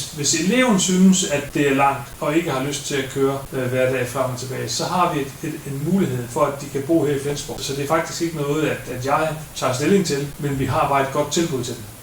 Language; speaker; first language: Danish; native; Danish